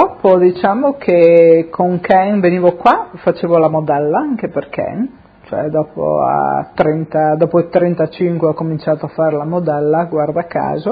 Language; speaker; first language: Italian; native; Italian